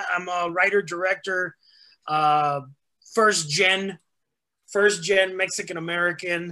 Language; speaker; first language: English; early bilingual, other home language; Spanish